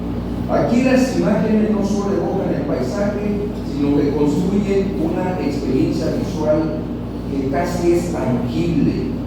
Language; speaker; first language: Spanish; native; Spanish